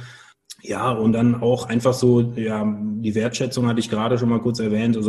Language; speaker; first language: German; native; German